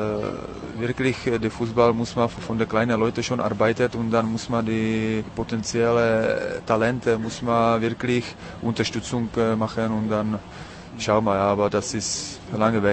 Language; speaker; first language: German; non-native, learner; Czech